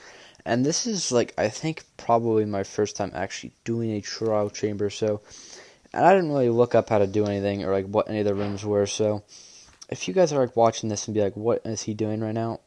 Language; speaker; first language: English; native; English